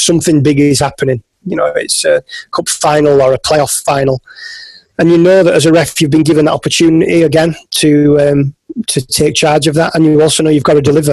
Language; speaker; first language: English; native; English